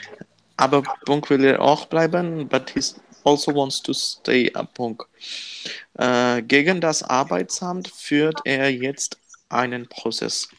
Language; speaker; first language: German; non-native, learner; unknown